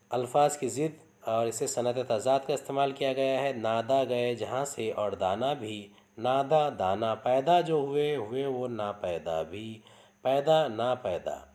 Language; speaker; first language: Urdu; native; Urdu